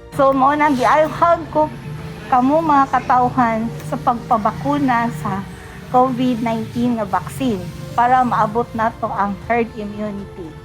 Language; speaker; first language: Cebuano; native; Cebuano